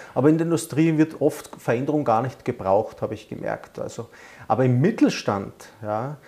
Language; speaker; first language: German; native; German